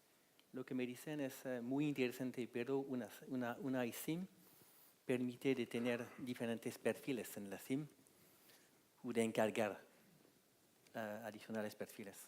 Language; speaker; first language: Spanish; non-native, fluent; French